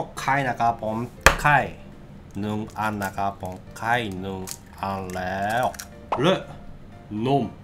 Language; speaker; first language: Thai; non-native, learner; Japanese